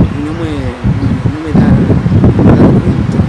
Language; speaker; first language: Spanish; non-native, learner; Arabic